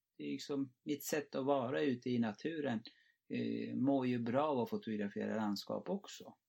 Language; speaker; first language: Swedish; non-native, fluent; Turkish